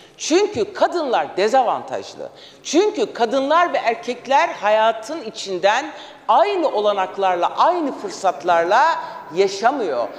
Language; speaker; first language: Turkish; non-native, local second language; Kurdish